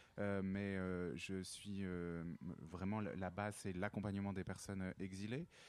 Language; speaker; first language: French; native; French